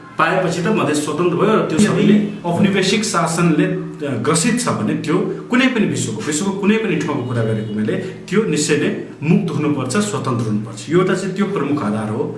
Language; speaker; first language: Nepali; non-native, local second language; Maithili